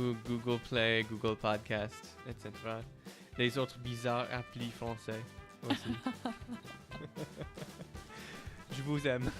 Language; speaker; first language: French; non-native, fluent; English